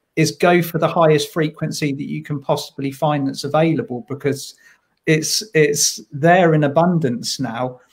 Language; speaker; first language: English; native; English